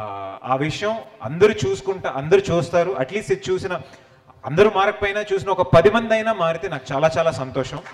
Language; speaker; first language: Telugu; native; Telugu